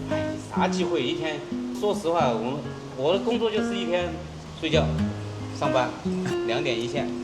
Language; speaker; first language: Chinese; native; Chinese